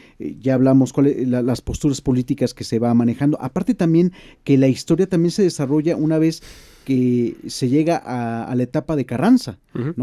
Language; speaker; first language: Spanish; native; Spanish